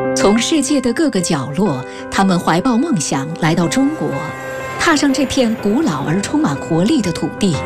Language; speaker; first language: Chinese; native; Chinese